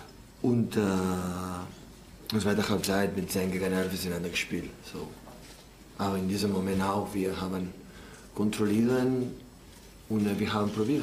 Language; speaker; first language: German; non-native, learner; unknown